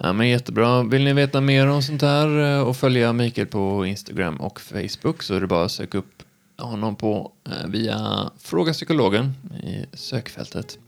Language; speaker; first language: Swedish; native; Swedish